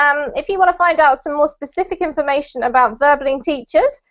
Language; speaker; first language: English; native; English